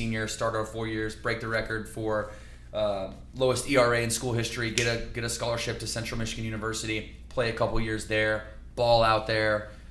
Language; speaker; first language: English; native; English